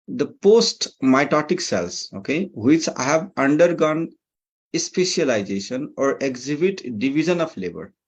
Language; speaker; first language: English; non-native, local second language; Nepali